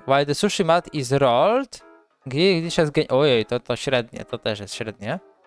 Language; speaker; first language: Polish; native; Polish